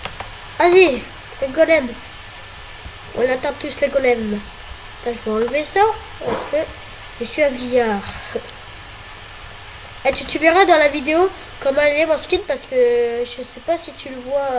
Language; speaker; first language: French; native; French